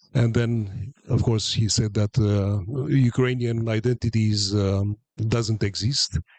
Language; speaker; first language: English; non-native, fluent; Romanian